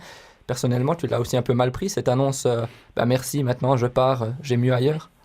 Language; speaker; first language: French; native; French